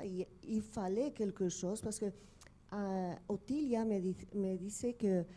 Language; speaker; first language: French; non-native, fluent; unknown